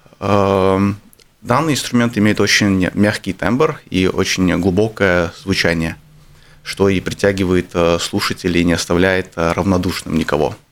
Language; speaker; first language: Russian; non-native, local second language; Armenian